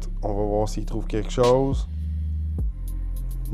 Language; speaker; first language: French; native; French